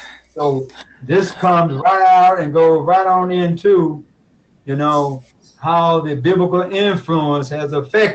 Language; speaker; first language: English; native; English